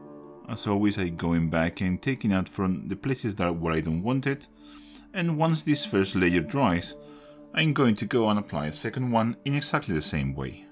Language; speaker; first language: English; non-native, fluent; Spanish